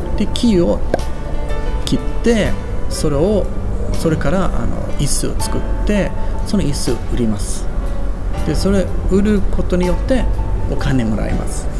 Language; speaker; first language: Japanese; non-native, fluent; Swedish